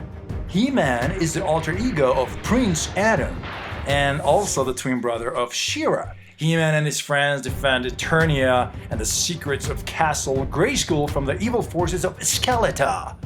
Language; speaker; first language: English; non-native, fluent; Spanish